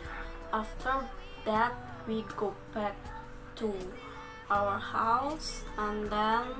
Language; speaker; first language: English; non-native, learner; Balinese